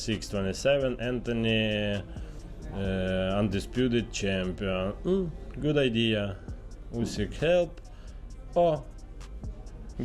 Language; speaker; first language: English; non-native, learner; Ukrainian